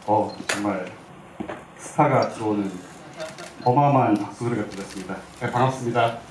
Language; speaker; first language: Korean; native; Korean